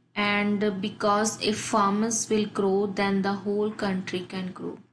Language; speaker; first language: English; non-native, local second language; Punjabi